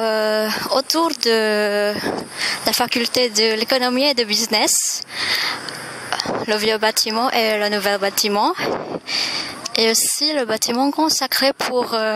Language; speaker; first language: French; non-native, fluent; Indonesian